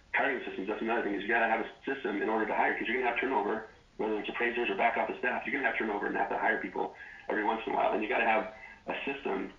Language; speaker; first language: English; native; English